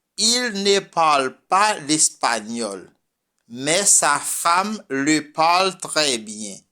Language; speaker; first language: French; non-native, fluent; Spanish